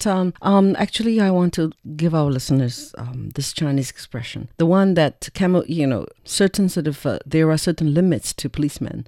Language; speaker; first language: English; non-native, fluent; Chinese